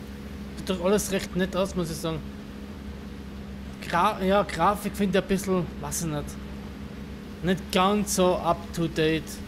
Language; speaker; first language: German; native; German